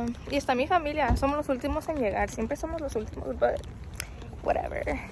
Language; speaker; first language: Spanish; early bilingual, heritage; Spanish